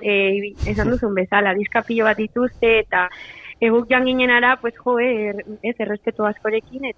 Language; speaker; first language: Basque; non-native, local second language; Spanish